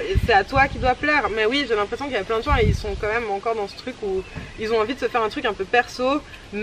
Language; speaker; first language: French; native; French